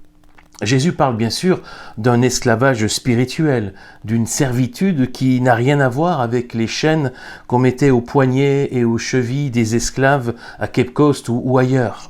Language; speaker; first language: French; native; French